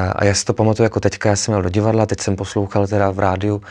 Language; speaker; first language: Czech; native; Czech